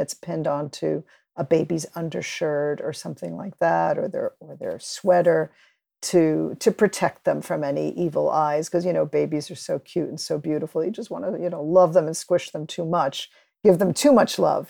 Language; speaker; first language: English; early bilingual, other home language; Spanish